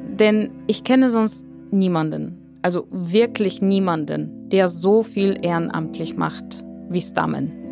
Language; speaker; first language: German; non-native, fluent; Bulgarian